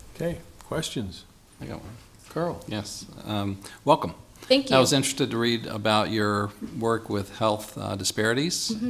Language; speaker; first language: English; native; English